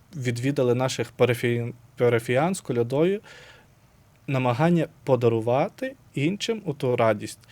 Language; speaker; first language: Ukrainian; native; Ukrainian